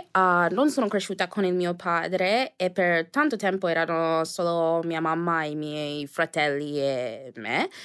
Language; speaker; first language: Italian; non-native, fluent; English